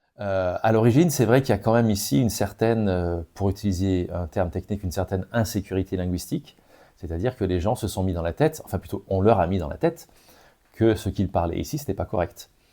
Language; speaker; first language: French; native; French